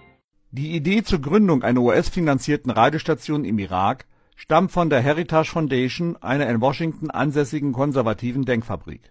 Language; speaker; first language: German; native; German